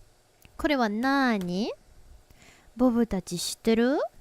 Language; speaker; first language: Japanese; non-native, learner; English